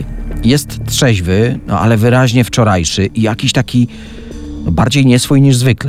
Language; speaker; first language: Polish; native; Polish